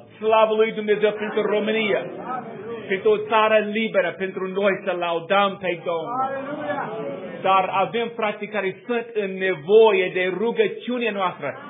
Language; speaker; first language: Romanian; non-native, learner; English